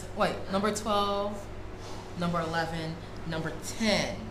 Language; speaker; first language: English; native; English